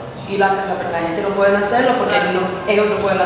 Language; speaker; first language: Spanish; non-native, fluent; English